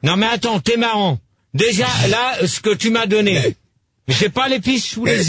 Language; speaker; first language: French; native; French